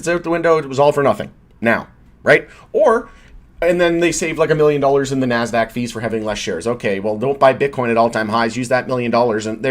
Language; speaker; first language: English; native; English